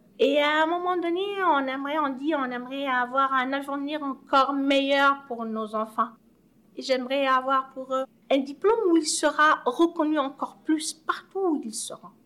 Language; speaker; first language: French; non-native, local second language; Arabic